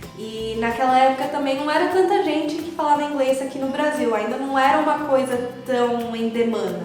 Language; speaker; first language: Portuguese; early bilingual, other home language; English